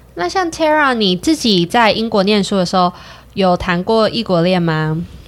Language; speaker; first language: Chinese; native; Chinese